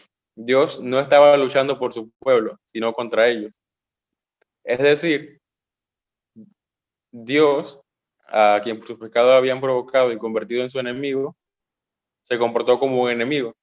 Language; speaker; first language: Spanish; native; Spanish